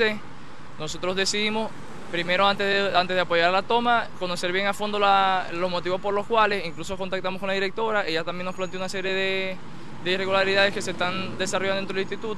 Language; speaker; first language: Spanish; native; Spanish